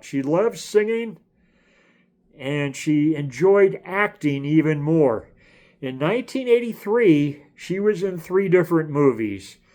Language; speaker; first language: English; native; English